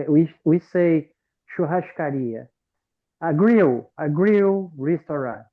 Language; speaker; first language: English; non-native, learner; Portuguese